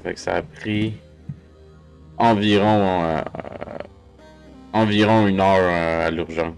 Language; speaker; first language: French; native; French